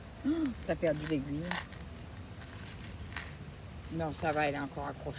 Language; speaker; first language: French; native; French